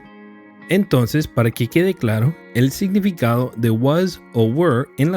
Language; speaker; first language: Spanish; non-native, fluent; English